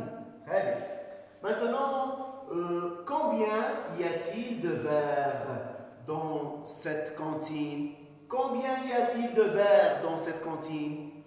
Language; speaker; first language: French; non-native, local second language; Arabic